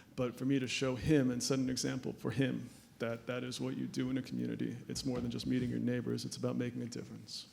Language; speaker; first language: English; native; English